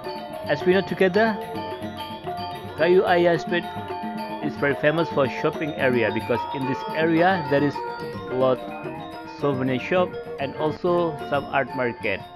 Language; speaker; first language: English; non-native, fluent; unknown